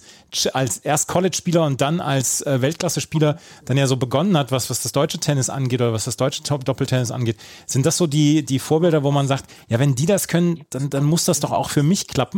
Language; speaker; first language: German; native; German